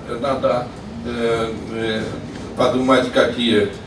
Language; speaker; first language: Russian; non-native, learner; Polish